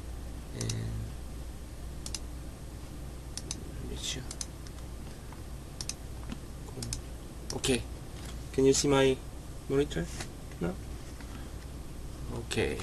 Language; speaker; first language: English; non-native, learner; Korean